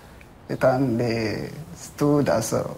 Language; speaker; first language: Swedish; non-native, fluent; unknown